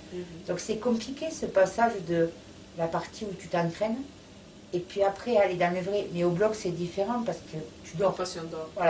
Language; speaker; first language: French; native; French